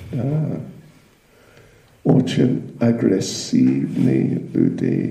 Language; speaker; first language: Russian; non-native, learner; English